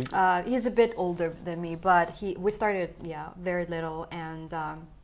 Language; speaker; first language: English; early bilingual, other home language; Russian